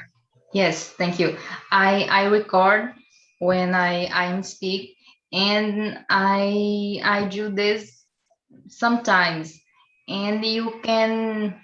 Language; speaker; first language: English; non-native, learner; Portuguese